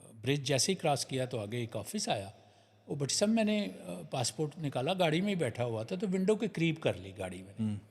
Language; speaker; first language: Urdu; non-native, local second language; Punjabi